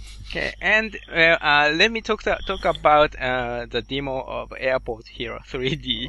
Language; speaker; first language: English; non-native, fluent; Japanese